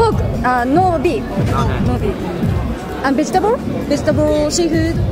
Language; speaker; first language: English; non-native, learner; Japanese